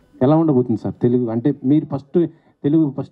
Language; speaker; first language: Telugu; native; Telugu